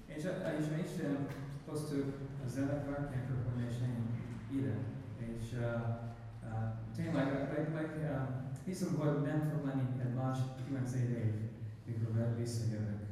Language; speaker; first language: Hungarian; non-native, learner; English